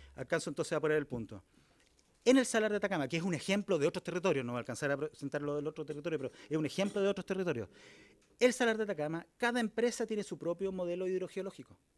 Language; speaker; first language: Spanish; native; Spanish